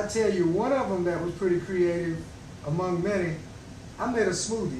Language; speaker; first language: English; native; English